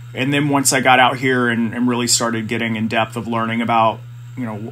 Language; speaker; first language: English; native; English